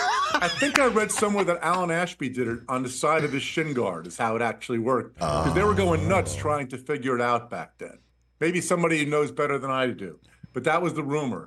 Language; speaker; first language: English; native; English